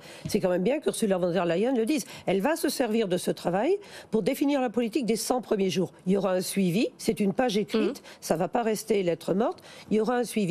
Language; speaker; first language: French; native; French